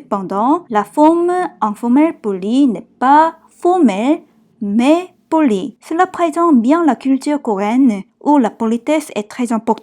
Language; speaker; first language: French; non-native, fluent; Korean